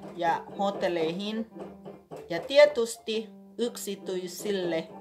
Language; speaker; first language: Finnish; non-native, learner; Thai